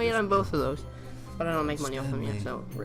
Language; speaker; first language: English; native; English